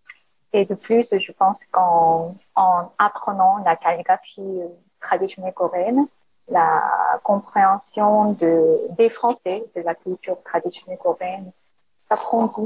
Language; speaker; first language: French; non-native, learner; Korean